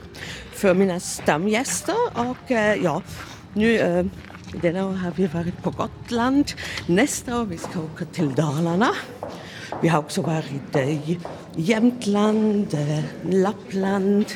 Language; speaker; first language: Swedish; non-native, learner; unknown